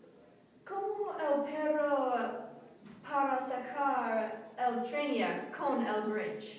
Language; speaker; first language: Spanish; non-native, learner; English